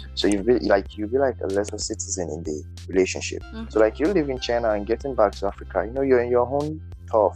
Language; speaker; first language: English; non-native, local second language; Yoruba